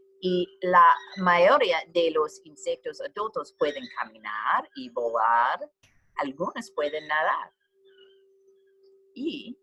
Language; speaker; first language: Spanish; non-native, learner; English